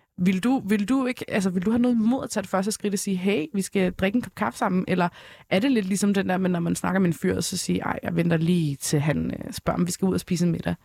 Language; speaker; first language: Danish; early bilingual, other home language; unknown